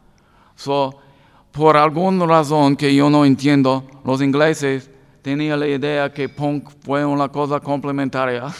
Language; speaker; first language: Spanish; non-native, learner; English